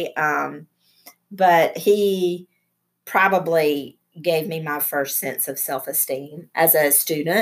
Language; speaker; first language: English; native; English